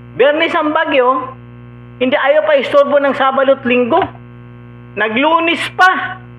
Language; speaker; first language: Filipino; non-native, local second language; Cebuano